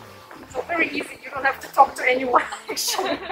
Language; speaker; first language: English; non-native, fluent; German